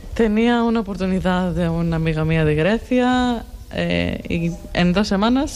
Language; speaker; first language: Spanish; non-native, learner; Greek